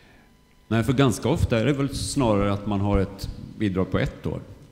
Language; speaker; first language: Swedish; native; Swedish